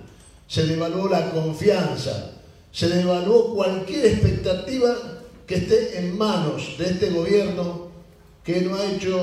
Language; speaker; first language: Spanish; native; Spanish